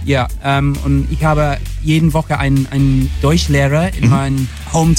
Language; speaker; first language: German; non-native, learner; English